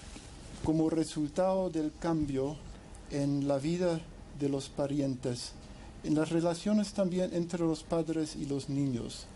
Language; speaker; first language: Spanish; non-native, fluent; English